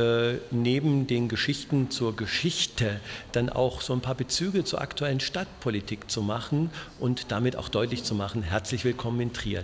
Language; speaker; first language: German; native; German